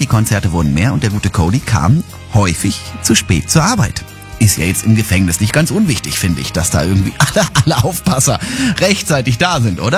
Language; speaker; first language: German; native; German